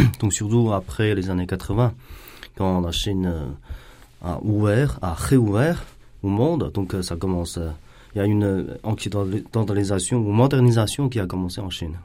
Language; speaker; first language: French; non-native, fluent; Chinese